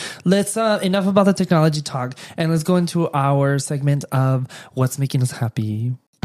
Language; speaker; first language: English; early bilingual, other home language; Spanish